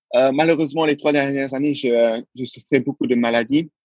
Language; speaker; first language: French; non-native, local second language; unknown